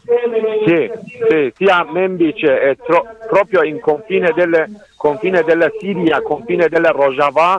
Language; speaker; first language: Italian; non-native, learner; Kurdish